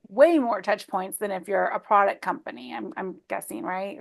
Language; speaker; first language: English; native; English